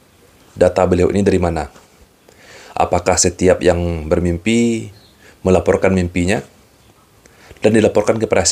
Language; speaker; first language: Indonesian; native; Indonesian